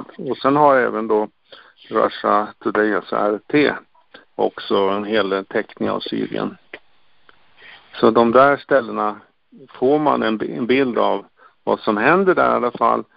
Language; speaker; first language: Swedish; native; Swedish